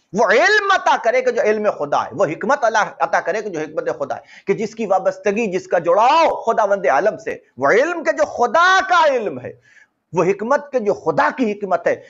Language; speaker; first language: Hindi; native; Hindi